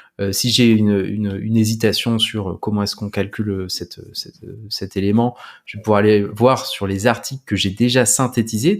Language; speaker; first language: French; native; French